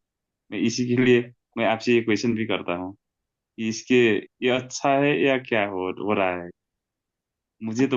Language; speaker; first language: Hindi; non-native, learner; Nepali